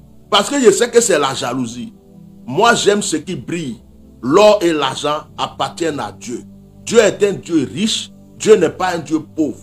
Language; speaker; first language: French; non-native, local second language; Baoulé